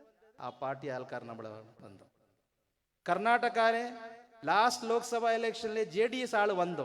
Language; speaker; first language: Malayalam; non-native, learner; Urdu